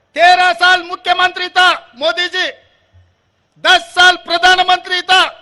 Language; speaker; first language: Hindi; non-native, local second language; Telugu